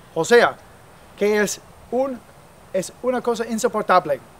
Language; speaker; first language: Spanish; non-native, fluent; English